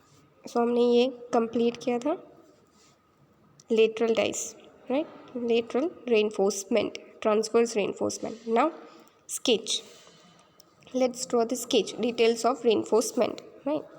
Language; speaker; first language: Hindi; native; Hindi